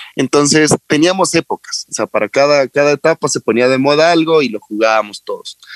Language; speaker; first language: Spanish; native; Spanish